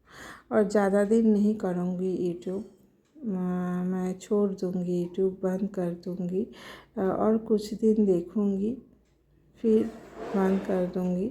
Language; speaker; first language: Hindi; non-native, local second language; Bangla